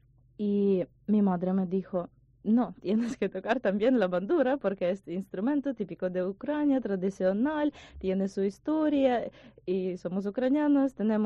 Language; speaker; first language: Spanish; non-native, learner; Ukrainian